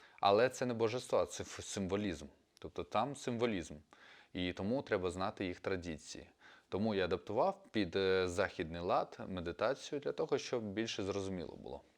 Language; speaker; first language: Ukrainian; non-native, local second language; Russian